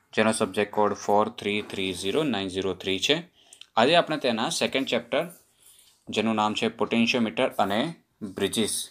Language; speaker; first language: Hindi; non-native, local second language; Gujarati